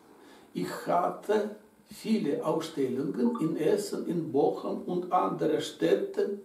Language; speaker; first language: German; non-native, learner; Russian